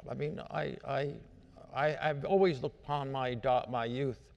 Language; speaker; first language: English; native; English